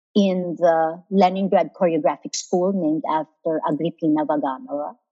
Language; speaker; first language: English; non-native, local second language; Filipino